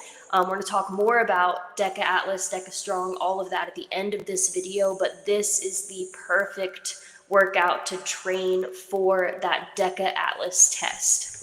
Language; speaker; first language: English; native; English